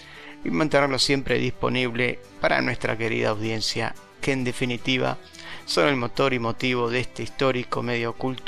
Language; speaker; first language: Spanish; native; Spanish